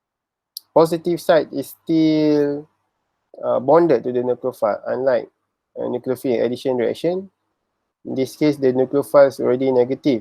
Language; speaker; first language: English; non-native, local second language; Malay